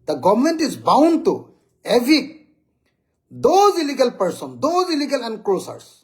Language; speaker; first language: English; non-native, local second language; Assamese